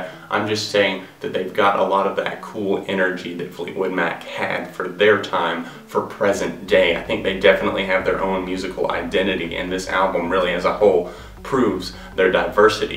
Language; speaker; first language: English; native; English